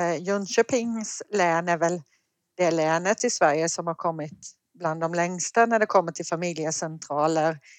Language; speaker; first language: Swedish; native; Swedish